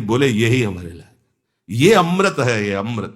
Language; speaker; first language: Hindi; native; Hindi